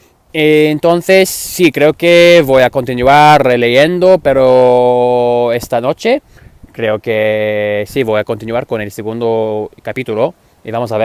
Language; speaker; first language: Spanish; non-native, fluent; English